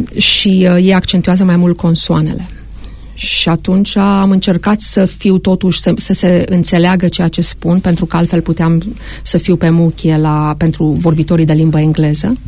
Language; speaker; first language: Romanian; native; Romanian